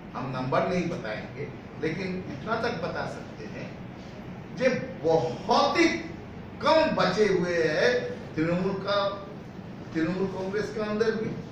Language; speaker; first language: Hindi; non-native, local second language; Bangla